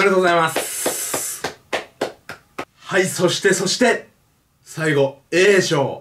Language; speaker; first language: Japanese; native; Japanese